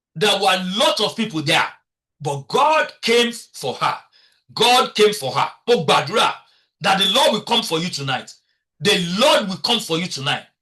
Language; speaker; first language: English; non-native, local second language; Yoruba